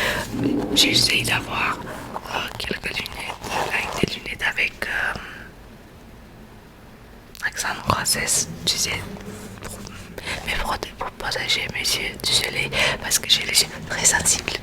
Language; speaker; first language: French; non-native, learner; Spanish